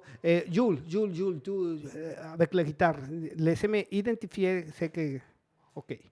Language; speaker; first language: French; non-native, learner; Spanish